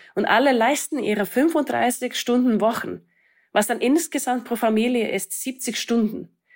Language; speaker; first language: German; non-native, fluent; Icelandic